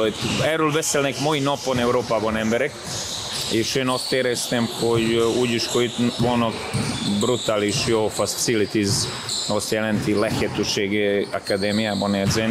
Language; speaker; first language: Hungarian; non-native, fluent; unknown